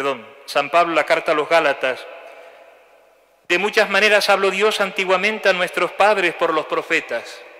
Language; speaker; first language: Spanish; native; Spanish